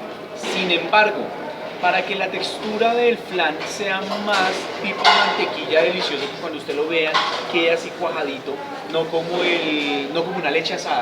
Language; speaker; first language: Spanish; native; Spanish